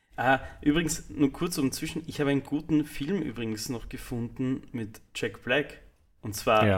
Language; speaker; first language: German; native; German